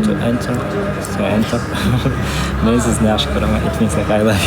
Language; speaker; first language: English; non-native, fluent; Uzbek